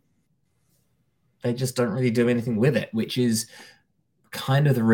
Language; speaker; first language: English; native; English